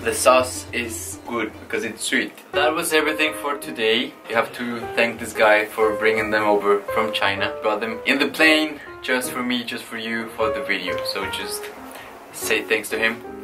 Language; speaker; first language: English; non-native, fluent; Spanish